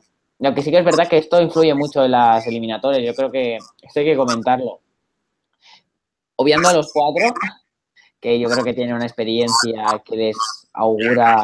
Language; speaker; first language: Spanish; native; Spanish